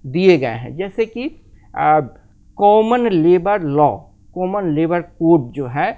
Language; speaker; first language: Hindi; native; Hindi